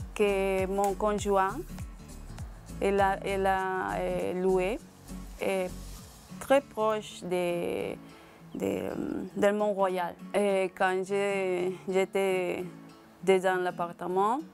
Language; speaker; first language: French; non-native, learner; Spanish